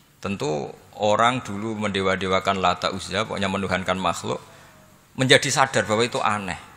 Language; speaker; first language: Indonesian; non-native, local second language; Javanese